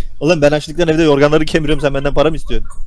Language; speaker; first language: Turkish; native; Turkish